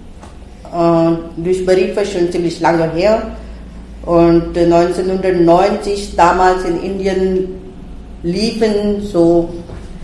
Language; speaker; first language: German; non-native, fluent; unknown